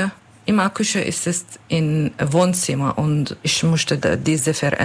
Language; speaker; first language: German; non-native, learner; Turkish